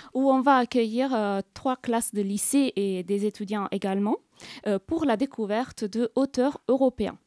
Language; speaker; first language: French; non-native, fluent; Italian